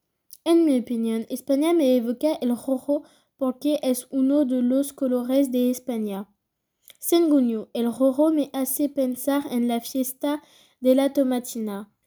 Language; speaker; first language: Spanish; non-native, learner; French